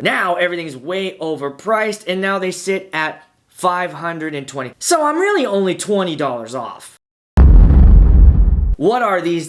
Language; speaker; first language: English; native; English